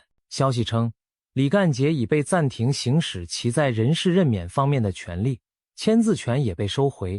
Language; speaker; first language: Chinese; native; Chinese